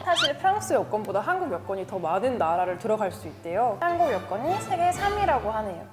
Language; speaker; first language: Korean; early bilingual, other home language; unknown